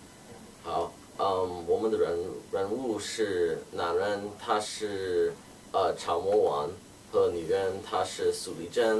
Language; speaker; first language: Chinese; non-native, learner; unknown